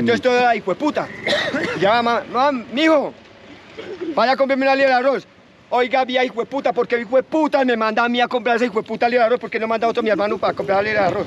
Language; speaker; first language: Spanish; native; Spanish